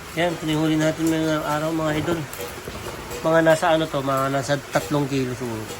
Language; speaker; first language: Filipino; non-native, local second language; Iloko